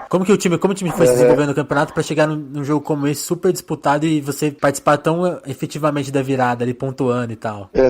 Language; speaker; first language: Portuguese; native; Portuguese